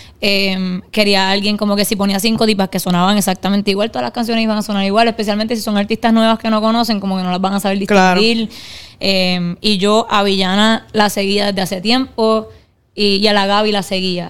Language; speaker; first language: Spanish; native; Spanish